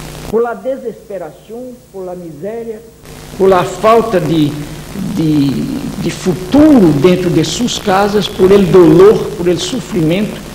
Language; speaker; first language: Spanish; non-native, fluent; Portuguese